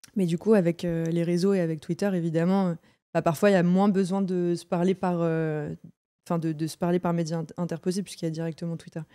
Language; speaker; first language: French; native; French